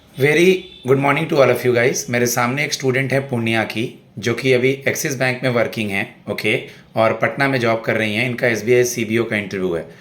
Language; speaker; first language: Hindi; native; Hindi